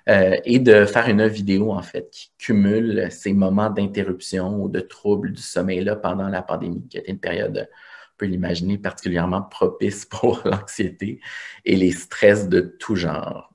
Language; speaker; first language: French; native; French